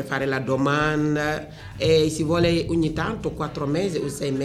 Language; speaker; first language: Italian; non-native, learner; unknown